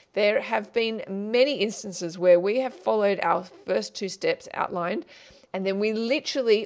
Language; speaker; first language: English; native; English